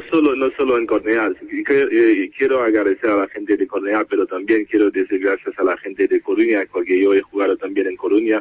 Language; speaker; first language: Spanish; non-native, fluent; Haitian Creole